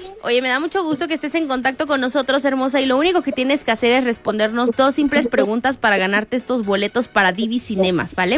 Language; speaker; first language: Spanish; native; Spanish